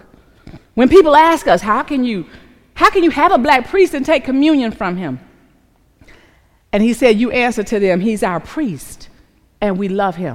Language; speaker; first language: English; native; English